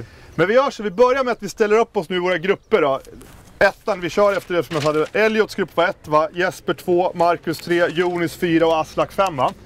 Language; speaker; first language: Swedish; native; Swedish